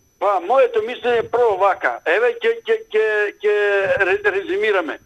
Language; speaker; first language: Macedonian; native; Macedonian